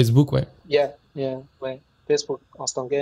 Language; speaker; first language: French; non-native, learner; Chinese